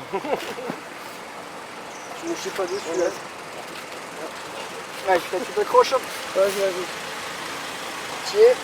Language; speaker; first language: French; native; French